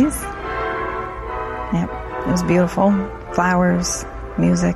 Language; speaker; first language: English; native; English